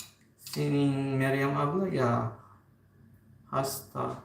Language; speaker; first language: Turkish; non-native, learner; Filipino